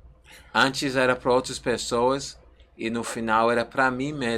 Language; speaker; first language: Portuguese; non-native, learner; English